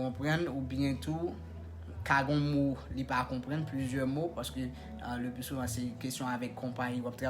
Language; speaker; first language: French; non-native, local second language; Haitian Creole